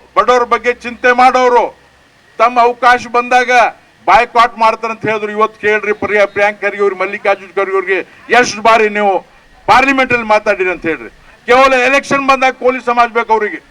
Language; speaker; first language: Kannada; non-native, local second language; Lambadi